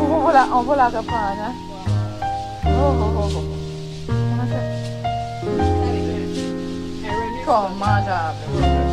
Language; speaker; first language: French; native; French